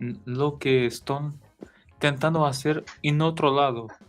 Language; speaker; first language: Spanish; non-native, learner; Portuguese